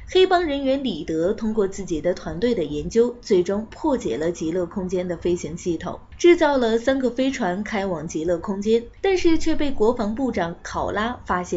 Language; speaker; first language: Chinese; native; Chinese